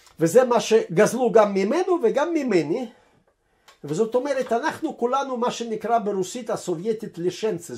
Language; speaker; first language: Hebrew; non-native, fluent; Russian